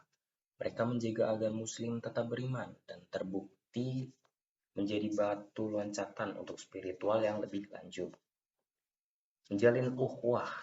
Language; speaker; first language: Indonesian; native; Indonesian